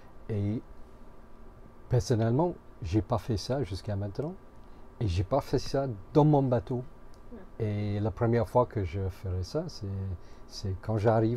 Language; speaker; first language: French; non-native, fluent; English